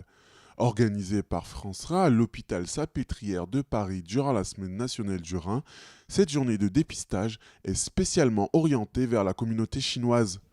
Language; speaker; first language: French; native; French